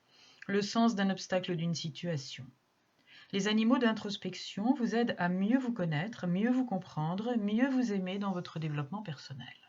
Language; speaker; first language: French; native; French